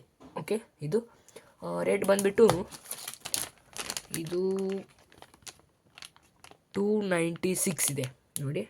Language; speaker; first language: Kannada; native; Kannada